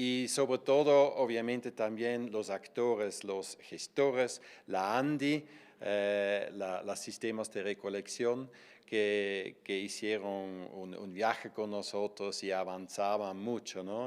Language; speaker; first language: Spanish; non-native, fluent; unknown